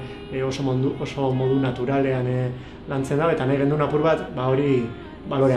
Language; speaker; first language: Basque; native; Basque